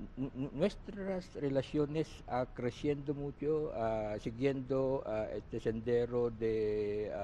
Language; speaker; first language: Spanish; non-native, learner; Filipino